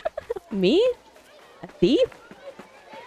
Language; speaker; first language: English; native; English